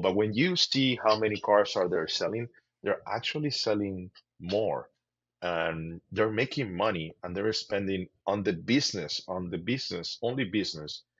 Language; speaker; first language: English; non-native, fluent; Spanish